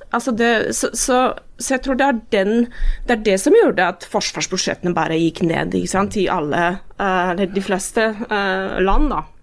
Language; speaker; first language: Norwegian; non-native, fluent; Polish